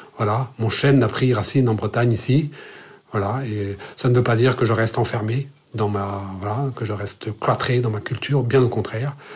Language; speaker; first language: French; non-native, local second language; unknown